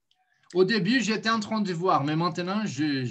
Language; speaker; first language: French; non-native, fluent; Portuguese